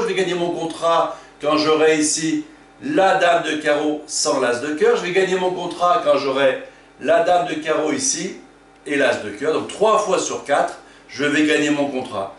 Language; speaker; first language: French; native; French